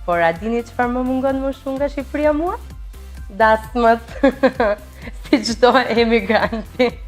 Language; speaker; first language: Albanian; early bilingual, heritage; Albanian